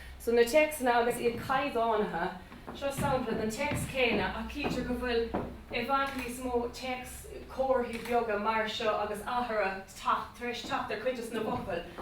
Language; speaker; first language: Irish; native; Irish